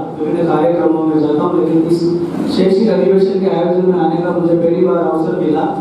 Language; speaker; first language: Hindi; native; Hindi